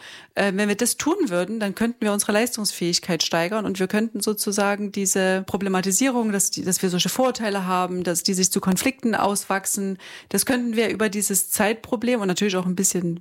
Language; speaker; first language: German; native; German